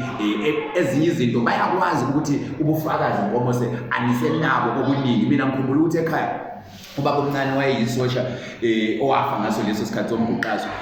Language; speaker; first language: Zulu; native; Zulu